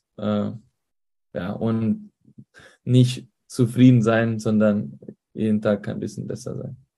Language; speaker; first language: German; early bilingual, heritage; Spanish